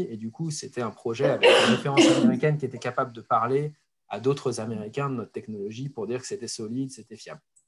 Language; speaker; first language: French; native; French